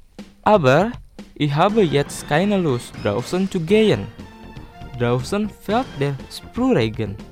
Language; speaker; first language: German; non-native, fluent; Indonesian